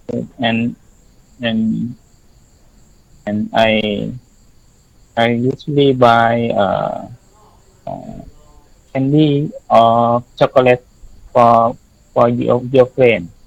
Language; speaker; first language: English; non-native, learner; Thai